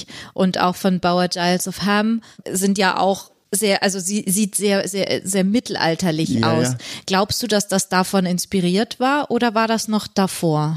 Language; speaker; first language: German; native; German